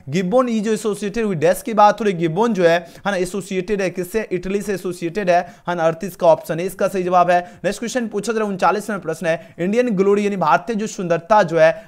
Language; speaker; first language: Hindi; native; Hindi